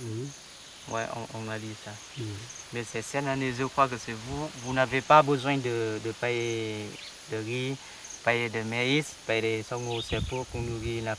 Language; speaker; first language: French; non-native, learner; Vietnamese